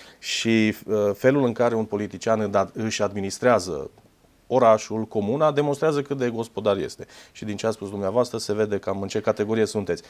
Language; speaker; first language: Romanian; native; Romanian